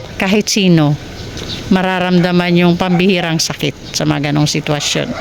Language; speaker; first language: Filipino; native; Filipino